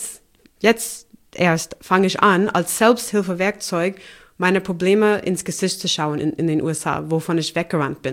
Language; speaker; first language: German; non-native, fluent; English